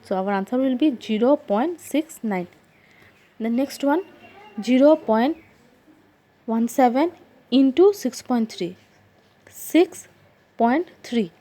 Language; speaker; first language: English; non-native, local second language; Assamese